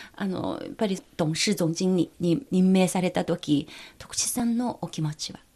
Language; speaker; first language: Japanese; non-native, fluent; Chinese